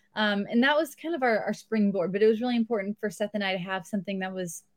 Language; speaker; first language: English; native; English